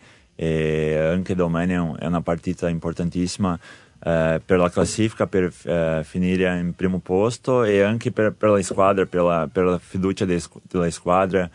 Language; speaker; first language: Italian; non-native, learner; Portuguese